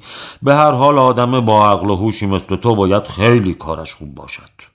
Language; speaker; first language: Persian; native; Persian